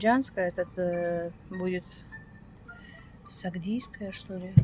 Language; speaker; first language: Russian; early bilingual, other home language; Tajik